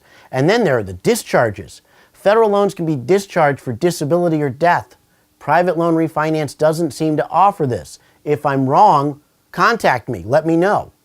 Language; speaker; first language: English; native; English